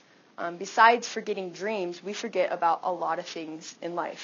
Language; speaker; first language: English; native; English